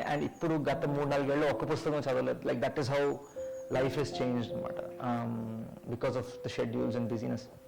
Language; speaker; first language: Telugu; early bilingual, heritage; Telugu